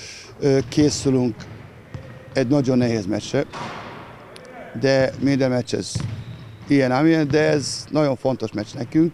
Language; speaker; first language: Hungarian; non-native, learner; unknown